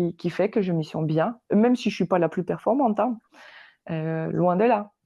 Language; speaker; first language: French; non-native, fluent; Polish